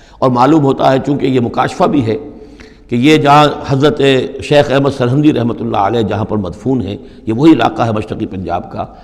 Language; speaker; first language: Urdu; native; Urdu